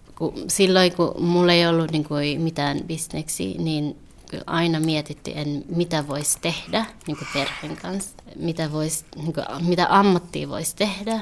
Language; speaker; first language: Finnish; early bilingual, other home language; Vietnamese